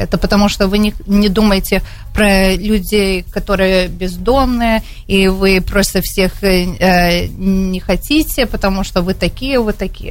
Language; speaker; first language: Russian; early bilingual, heritage; Russian